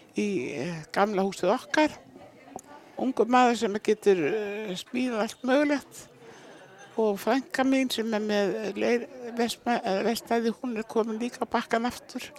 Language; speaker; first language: Icelandic; native; Icelandic